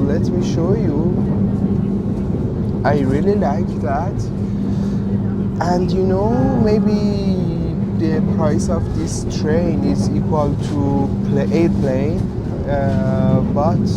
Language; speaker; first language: English; non-native, fluent; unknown